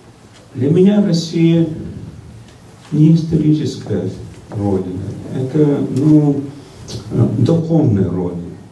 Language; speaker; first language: Russian; early bilingual, heritage; Russian